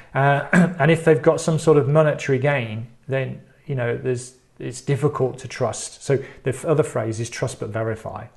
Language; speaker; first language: English; native; English